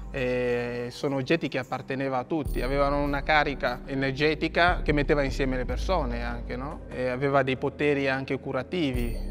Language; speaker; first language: Italian; non-native, fluent; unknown